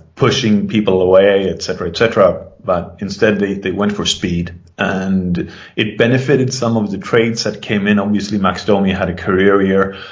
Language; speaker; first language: English; non-native, fluent; Swedish